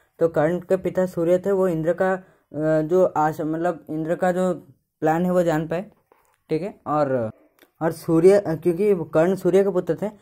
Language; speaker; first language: Hindi; native; Hindi